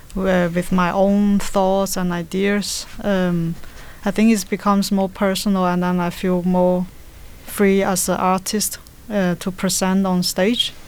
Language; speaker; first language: English; non-native, learner; Chinese